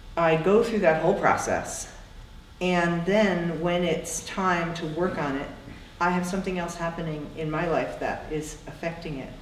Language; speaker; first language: English; native; English